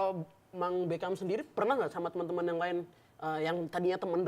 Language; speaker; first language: Indonesian; native; Indonesian